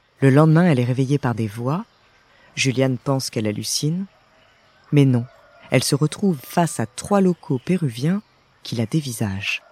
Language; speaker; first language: French; native; French